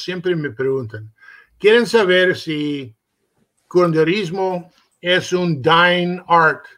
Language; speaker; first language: Spanish; early bilingual, heritage; Spanish